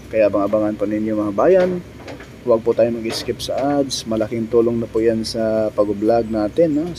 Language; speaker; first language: Filipino; native; Filipino